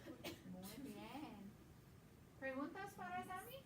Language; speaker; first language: Spanish; non-native, fluent; English